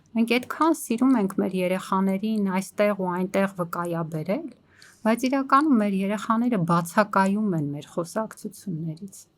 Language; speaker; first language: Armenian; native; Armenian